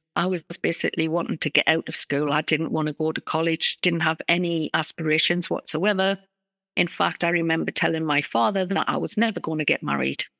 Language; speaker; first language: English; native; English